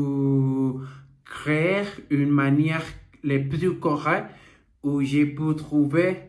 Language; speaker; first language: French; non-native, learner; Portuguese